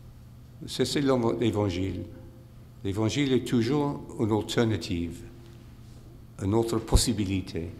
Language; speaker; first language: French; non-native, fluent; English